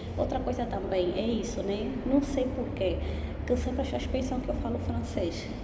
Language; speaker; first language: Portuguese; native; Portuguese